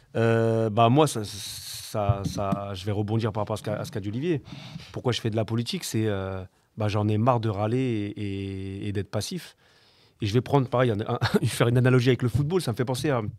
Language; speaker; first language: French; native; French